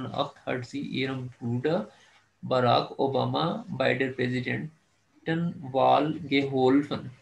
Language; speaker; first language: German; non-native, fluent; Urdu